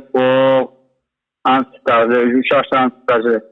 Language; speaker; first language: French; non-native, learner; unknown